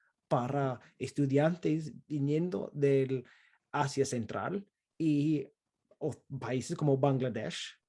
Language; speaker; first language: Spanish; non-native, fluent; English